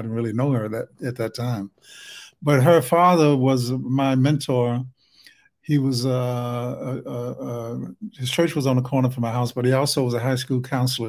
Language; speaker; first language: English; native; English